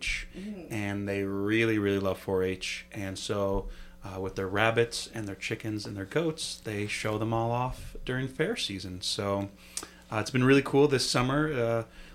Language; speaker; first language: English; native; English